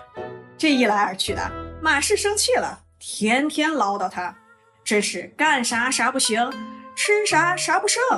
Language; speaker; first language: Chinese; native; Chinese